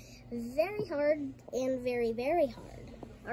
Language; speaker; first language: English; native; English